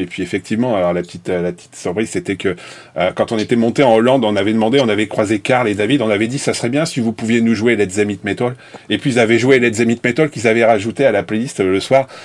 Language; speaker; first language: French; native; French